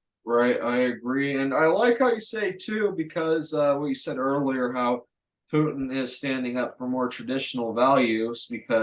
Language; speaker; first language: English; native; English